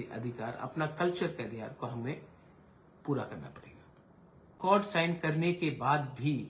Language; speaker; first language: Hindi; non-native, local second language; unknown